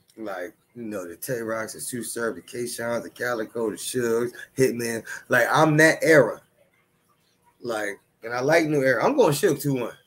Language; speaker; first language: English; native; English